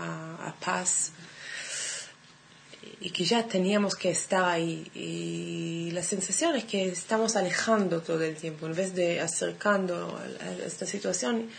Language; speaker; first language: Spanish; non-native, fluent; Hebrew